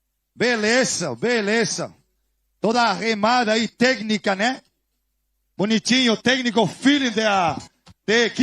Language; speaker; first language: Portuguese; non-native, learner; Spanish